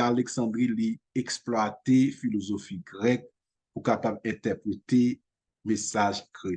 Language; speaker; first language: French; non-native, local second language; Haitian Creole